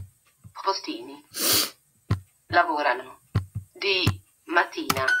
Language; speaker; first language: Italian; non-native, learner; English